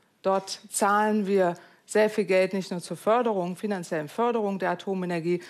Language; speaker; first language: German; native; German